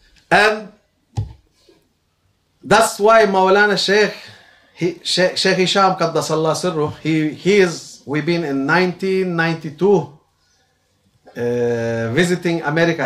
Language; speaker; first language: English; non-native, fluent; Turkish